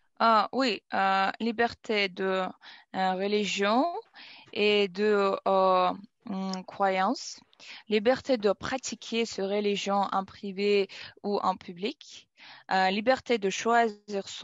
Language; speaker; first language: French; non-native, learner; Russian